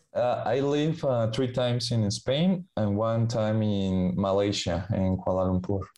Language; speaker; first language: English; non-native, fluent; Spanish